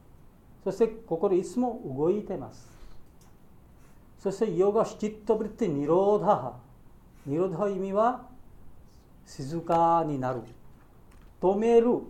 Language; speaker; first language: Japanese; non-native, learner; Bangla